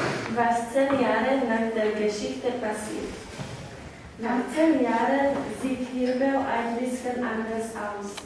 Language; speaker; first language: German; non-native, learner; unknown